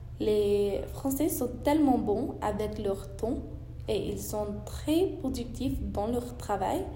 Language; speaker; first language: French; non-native, learner; English